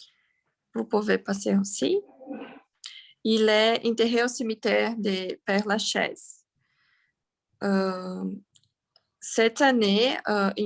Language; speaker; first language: French; non-native, learner; Portuguese